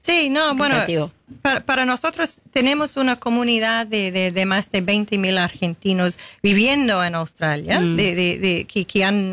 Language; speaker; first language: Spanish; non-native, fluent; English